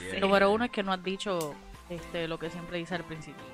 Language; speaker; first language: Spanish; native; Spanish